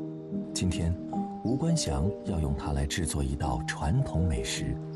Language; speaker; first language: Chinese; native; Chinese